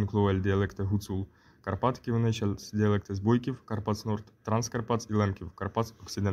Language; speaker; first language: Catalan; non-native, learner; Ukrainian